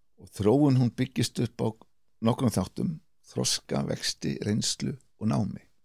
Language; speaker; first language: Icelandic; native; Icelandic